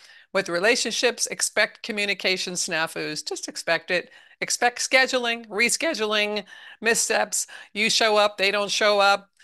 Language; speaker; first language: English; native; English